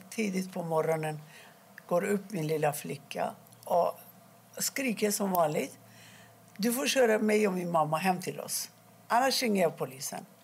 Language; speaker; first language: Swedish; non-native, fluent; Persian